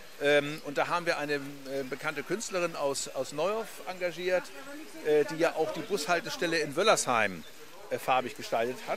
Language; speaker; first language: German; native; German